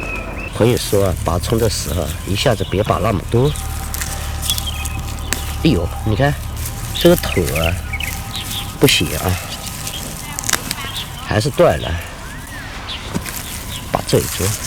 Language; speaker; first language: Chinese; native; Chinese